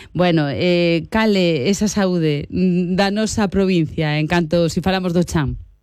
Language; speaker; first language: Galician; non-native, local second language; Spanish